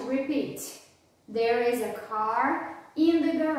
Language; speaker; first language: English; non-native, fluent; Portuguese